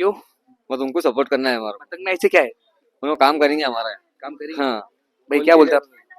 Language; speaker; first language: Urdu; non-native, local second language; Marathi